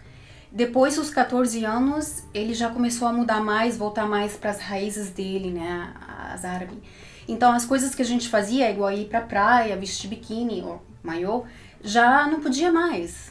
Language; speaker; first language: Portuguese; early bilingual, heritage; Portuguese